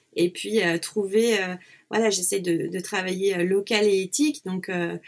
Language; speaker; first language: French; native; French